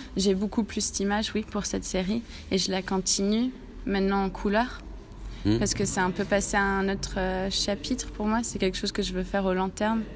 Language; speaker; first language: French; non-native, fluent; English